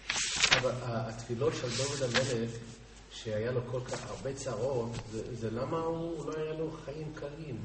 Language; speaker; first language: Hebrew; non-native, learner; English